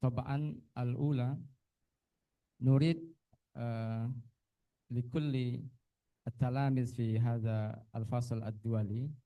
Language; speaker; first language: Arabic; non-native, learner; Indonesian